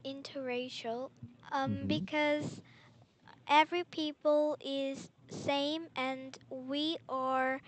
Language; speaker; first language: English; non-native, learner; Korean